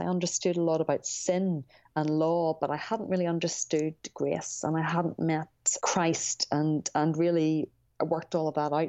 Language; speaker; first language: English; native; English